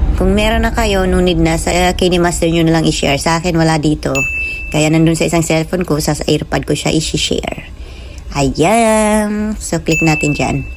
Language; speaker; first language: Filipino; non-native, local second language; Cebuano